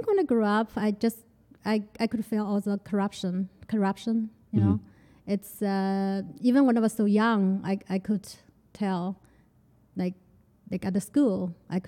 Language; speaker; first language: English; non-native, fluent; Chinese